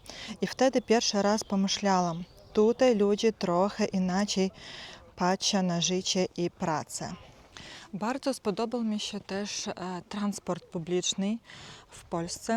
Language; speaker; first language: Polish; non-native, fluent; Ukrainian